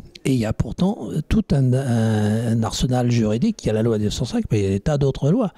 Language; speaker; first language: French; native; French